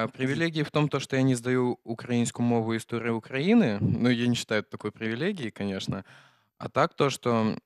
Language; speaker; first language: Ukrainian; early bilingual, heritage; Russian